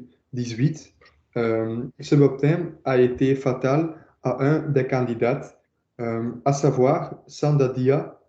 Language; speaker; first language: French; non-native, learner; Dutch